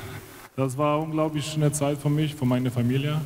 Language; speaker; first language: German; non-native, learner; Polish